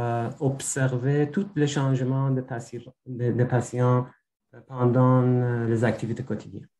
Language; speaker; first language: French; non-native, fluent; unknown